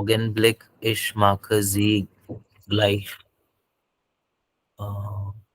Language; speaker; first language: German; non-native, learner; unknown